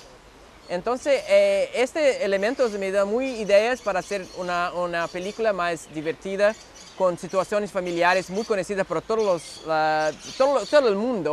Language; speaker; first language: Spanish; non-native, learner; Portuguese